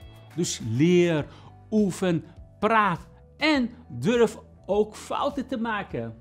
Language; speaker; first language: Dutch; non-native, fluent; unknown